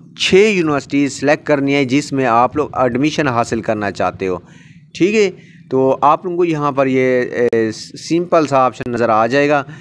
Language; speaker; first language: Urdu; native; Urdu